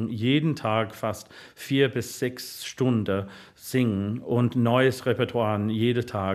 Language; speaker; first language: German; non-native, fluent; English